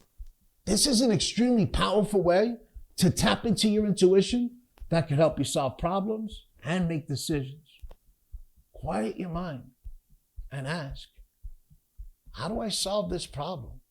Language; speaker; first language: English; native; English